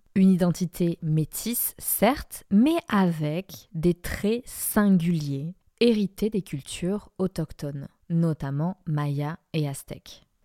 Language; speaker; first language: French; non-native, fluent; Spanish